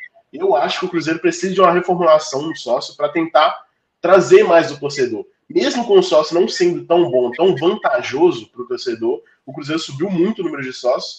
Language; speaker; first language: Portuguese; native; Portuguese